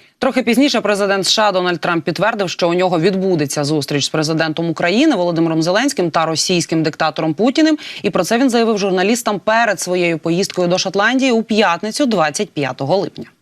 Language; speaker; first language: Ukrainian; native; Ukrainian